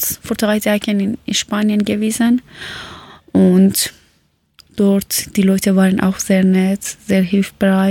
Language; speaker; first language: German; non-native, learner; Persian